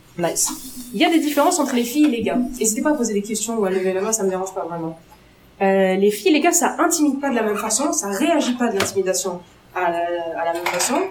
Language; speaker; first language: French; non-native, local second language; Arabic